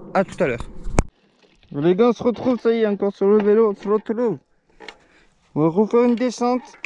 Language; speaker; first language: French; native; French